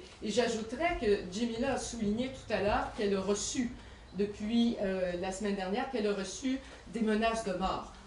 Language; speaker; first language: French; native; French